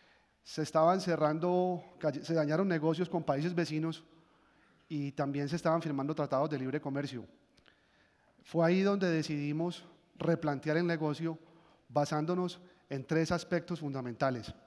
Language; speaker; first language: Spanish; native; Spanish